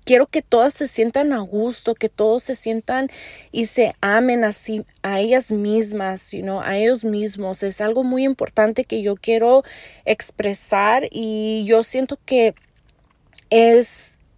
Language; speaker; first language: Spanish; early bilingual, heritage; Spanish